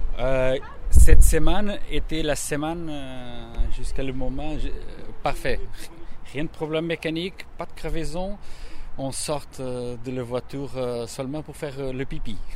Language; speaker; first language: French; non-native, learner; Dutch